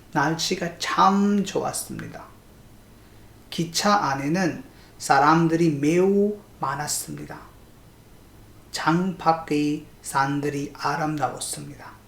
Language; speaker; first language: Korean; non-native, fluent; Hindi